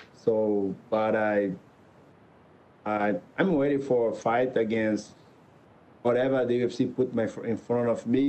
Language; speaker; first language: English; non-native, learner; Portuguese